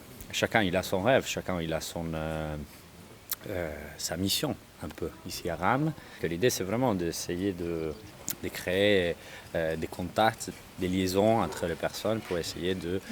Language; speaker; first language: French; non-native, learner; Italian